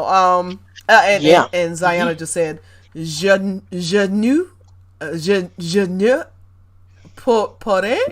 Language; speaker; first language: French; non-native, learner; English